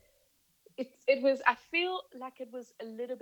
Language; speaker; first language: English; non-native, local second language; Northern Sotho